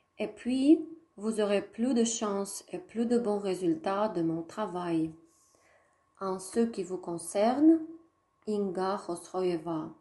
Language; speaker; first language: French; non-native, fluent; Russian